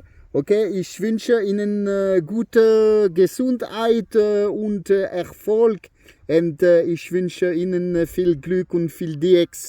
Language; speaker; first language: German; non-native, learner; French